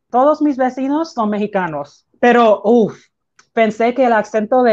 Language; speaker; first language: Spanish; non-native, learner; English